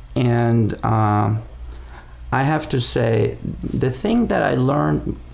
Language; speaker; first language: English; non-native, fluent; Spanish